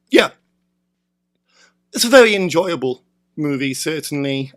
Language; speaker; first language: English; native; English